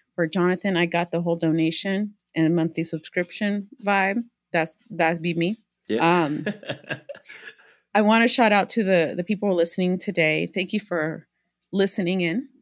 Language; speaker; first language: English; early bilingual, other home language; Spanish